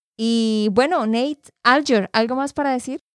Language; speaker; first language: Spanish; native; Spanish